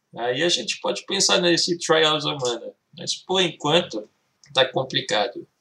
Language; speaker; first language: Portuguese; early bilingual, heritage; Portuguese